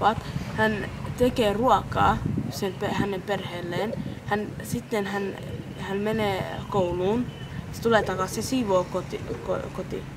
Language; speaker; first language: Finnish; early bilingual, other home language; Somali